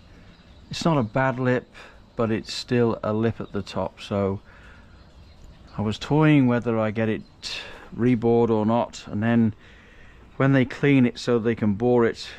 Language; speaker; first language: English; native; English